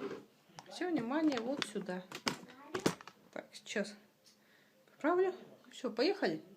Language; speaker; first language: Russian; native; Russian